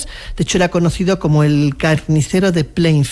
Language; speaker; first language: Spanish; native; Spanish